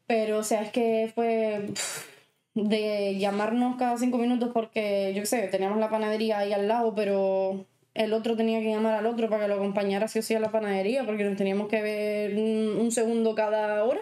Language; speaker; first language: Spanish; native; Spanish